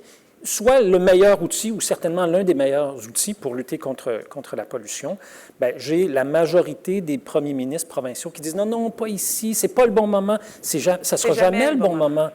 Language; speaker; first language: French; native; French